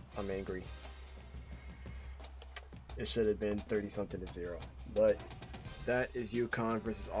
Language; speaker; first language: English; native; English